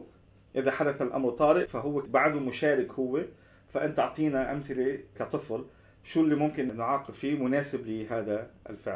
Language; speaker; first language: Arabic; native; Arabic